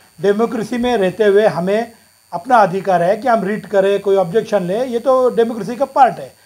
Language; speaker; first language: Hindi; non-native, local second language; Marathi